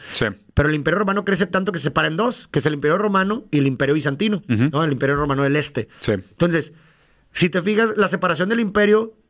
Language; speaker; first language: Spanish; native; Spanish